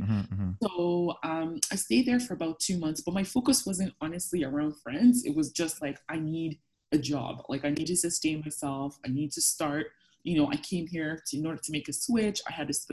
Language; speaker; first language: English; non-native, local second language; Yoruba